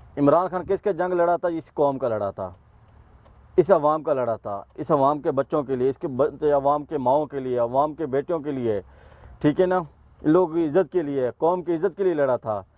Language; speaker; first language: Urdu; non-native, local second language; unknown